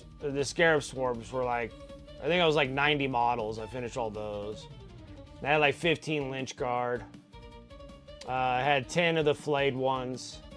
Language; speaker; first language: English; native; English